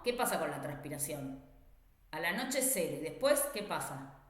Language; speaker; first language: Spanish; native; Spanish